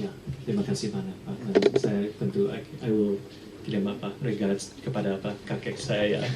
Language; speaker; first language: Indonesian; early bilingual, heritage; English